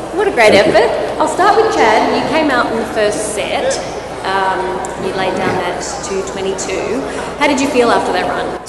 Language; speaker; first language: English; native; English